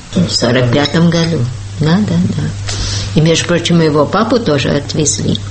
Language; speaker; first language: Russian; early bilingual, heritage; Russian